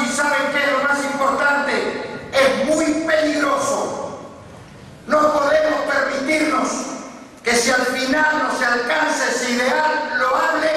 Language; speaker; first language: Spanish; native; Spanish